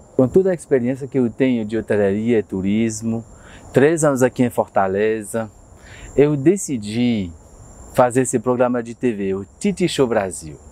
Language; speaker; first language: Portuguese; non-native, fluent; French